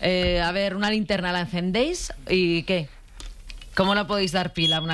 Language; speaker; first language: Spanish; native; Spanish